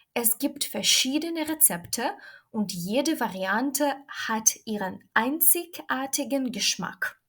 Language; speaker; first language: German; non-native, fluent; Ukrainian